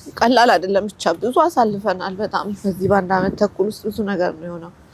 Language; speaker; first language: Amharic; native; Amharic